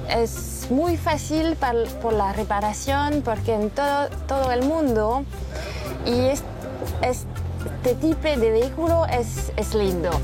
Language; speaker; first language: Spanish; non-native, learner; French